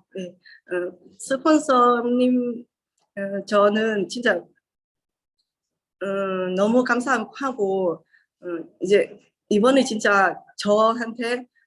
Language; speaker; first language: Korean; non-native, learner; Vietnamese